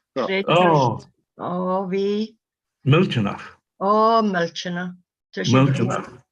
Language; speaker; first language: Irish; non-native, local second language; English